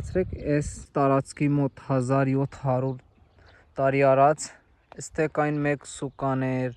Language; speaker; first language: Armenian; non-native, learner; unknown